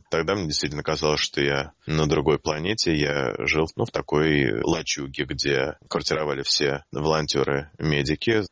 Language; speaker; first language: Russian; native; Russian